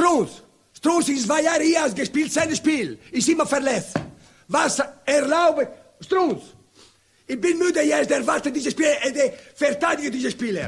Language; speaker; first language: German; non-native, learner; Italian